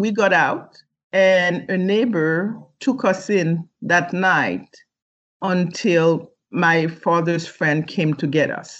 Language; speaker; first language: English; early bilingual, other home language; French